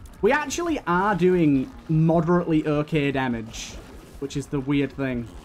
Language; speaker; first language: English; native; English